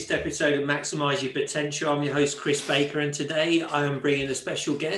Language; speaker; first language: English; native; English